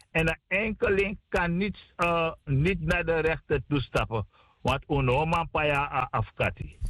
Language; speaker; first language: Dutch; native; Dutch